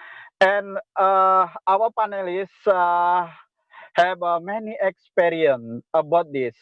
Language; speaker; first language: English; non-native, local second language; Indonesian